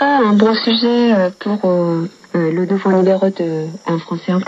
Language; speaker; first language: French; non-native, fluent; Korean